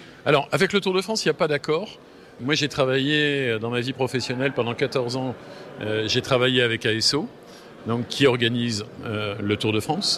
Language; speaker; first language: French; native; French